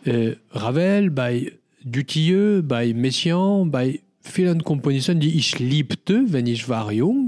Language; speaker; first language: German; non-native, learner; French